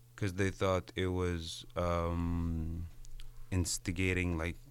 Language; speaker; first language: English; non-native, fluent; Arabic